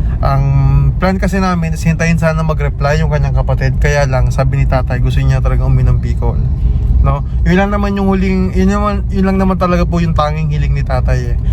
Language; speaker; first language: Filipino; native; Filipino